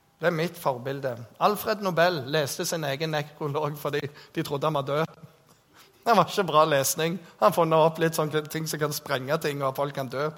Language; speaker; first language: Norwegian; native; Norwegian